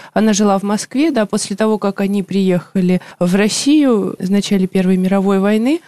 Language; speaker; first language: Russian; native; Russian